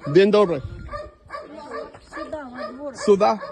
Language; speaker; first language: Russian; non-native, learner; English